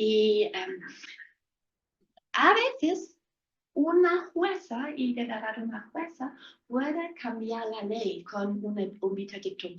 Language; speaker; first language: Spanish; non-native, fluent; German